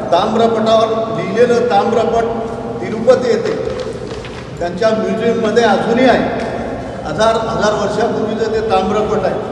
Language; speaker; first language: Marathi; non-native, local second language; Telugu